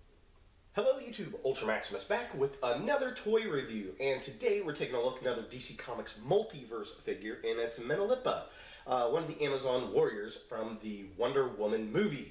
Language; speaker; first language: English; native; English